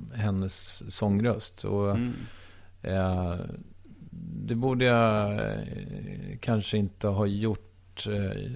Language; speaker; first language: Swedish; native; Swedish